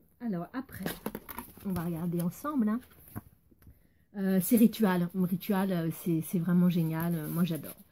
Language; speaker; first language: French; native; French